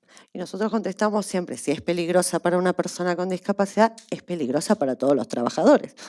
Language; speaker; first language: Spanish; native; Spanish